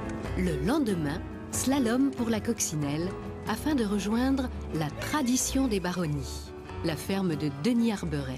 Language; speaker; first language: French; native; French